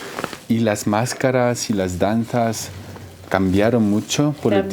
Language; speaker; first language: Spanish; non-native, learner; Korean